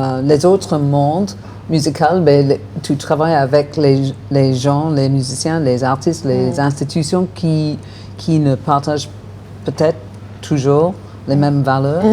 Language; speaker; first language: French; non-native, fluent; English